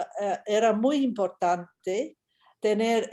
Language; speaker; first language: Spanish; non-native, fluent; English